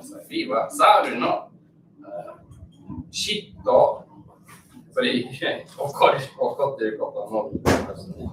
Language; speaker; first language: Japanese; non-native, learner; English